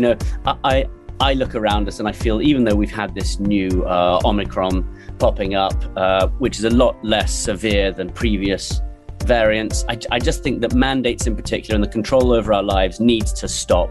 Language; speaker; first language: English; native; English